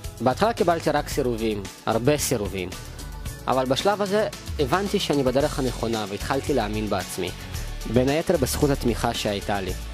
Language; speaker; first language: Hebrew; early bilingual, other home language; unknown